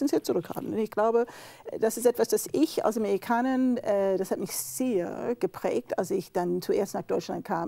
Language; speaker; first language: German; non-native, fluent; English